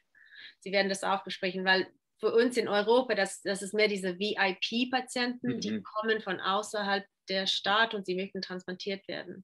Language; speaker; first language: German; non-native, fluent; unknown